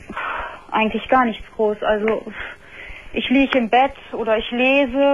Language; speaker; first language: German; native; German